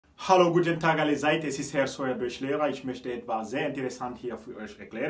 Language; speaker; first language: German; non-native, fluent; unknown